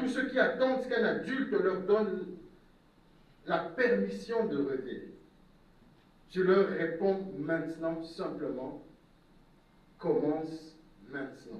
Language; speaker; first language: French; non-native, local second language; Lingala